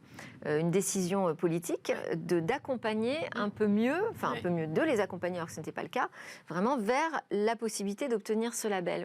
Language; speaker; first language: French; native; French